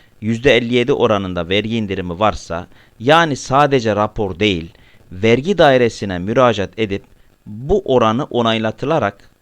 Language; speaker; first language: Turkish; native; Turkish